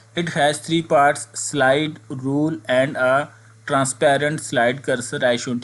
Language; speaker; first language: English; non-native, local second language; Urdu